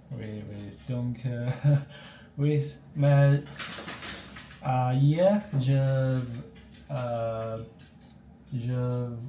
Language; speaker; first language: French; non-native, learner; Chinese